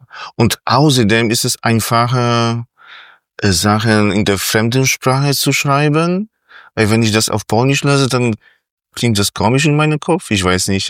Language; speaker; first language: German; non-native, fluent; Polish